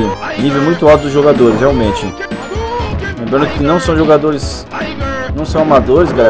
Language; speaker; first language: Portuguese; native; Portuguese